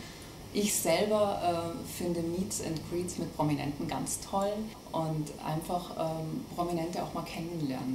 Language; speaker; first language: German; native; German